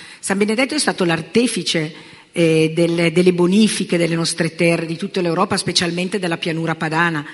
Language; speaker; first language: Italian; native; Italian